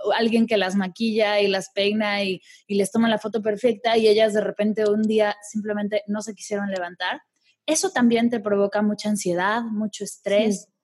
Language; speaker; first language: Spanish; native; Spanish